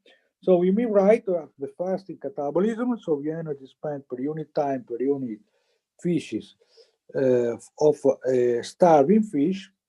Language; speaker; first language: English; non-native, fluent; Italian